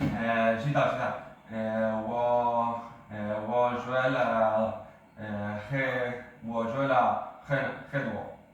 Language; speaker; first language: Chinese; non-native, learner; Spanish